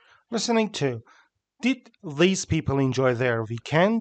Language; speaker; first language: English; non-native, fluent; Persian